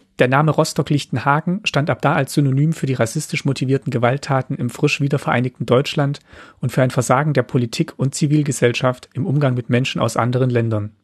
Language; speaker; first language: German; native; German